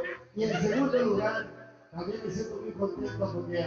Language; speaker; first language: Spanish; native; Spanish